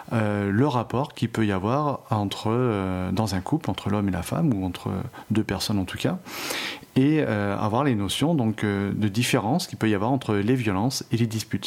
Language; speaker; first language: French; native; French